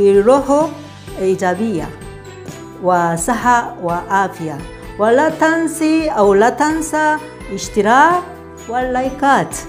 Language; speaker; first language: Arabic; non-native, learner; Korean